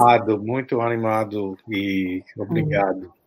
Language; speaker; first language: Portuguese; non-native, learner; English